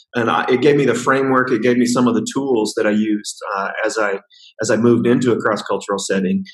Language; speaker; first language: English; native; English